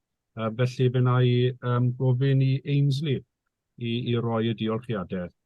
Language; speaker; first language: Welsh; native; Welsh